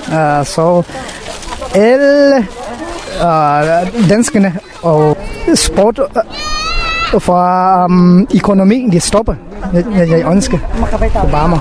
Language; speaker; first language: Danish; non-native, learner; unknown